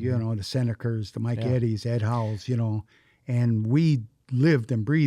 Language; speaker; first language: English; native; English